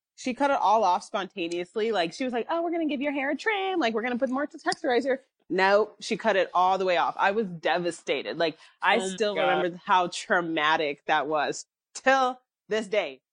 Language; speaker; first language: English; early bilingual, other home language; Yoruba